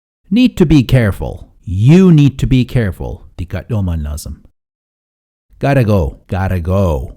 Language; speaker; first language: English; non-native, fluent; Turkish